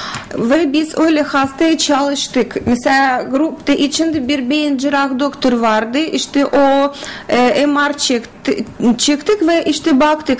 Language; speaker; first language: Turkish; non-native, learner; Russian